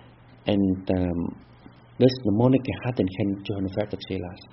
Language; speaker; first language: Dutch; non-native, fluent; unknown